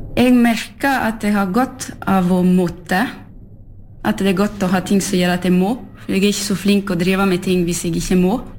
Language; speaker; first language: Norwegian; early bilingual, heritage; Norwegian